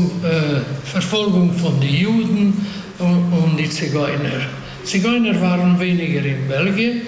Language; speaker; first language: German; non-native, fluent; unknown